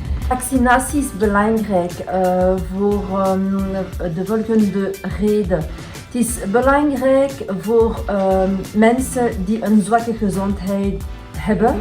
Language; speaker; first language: Dutch; non-native, local second language; French